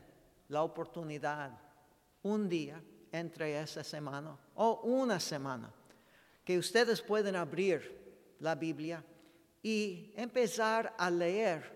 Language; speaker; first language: Spanish; non-native, fluent; English